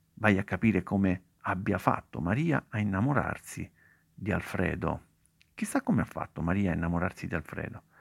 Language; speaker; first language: Italian; native; Italian